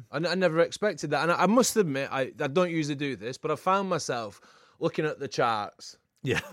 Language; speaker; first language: English; native; English